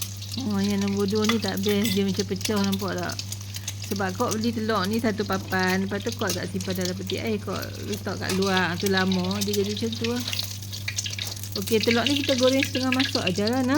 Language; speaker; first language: Malay; native; Malay